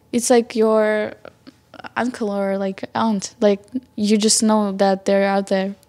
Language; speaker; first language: English; non-native, fluent; Ukrainian